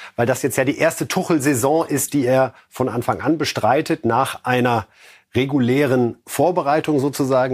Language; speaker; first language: German; native; German